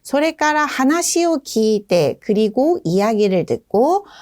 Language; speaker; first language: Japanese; non-native, fluent; Korean